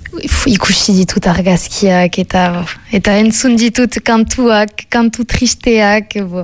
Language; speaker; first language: Basque; non-native, local second language; French